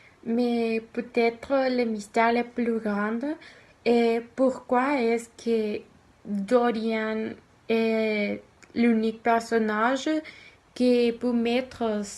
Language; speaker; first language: French; non-native, learner; Spanish